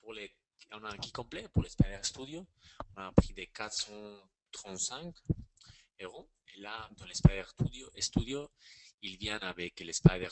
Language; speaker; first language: French; non-native, fluent; Spanish